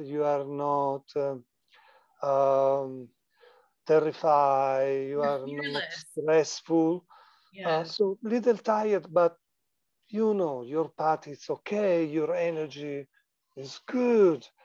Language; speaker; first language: English; non-native, learner; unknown